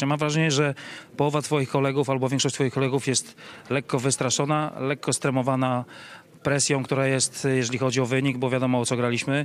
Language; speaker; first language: Polish; native; Polish